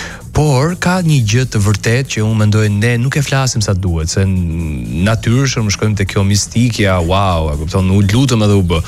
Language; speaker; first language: Albanian; native; Albanian